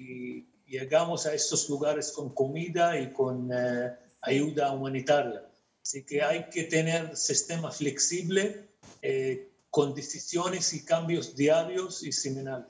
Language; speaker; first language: Spanish; non-native, fluent; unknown